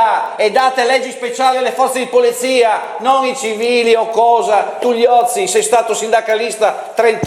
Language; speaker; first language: Italian; native; Italian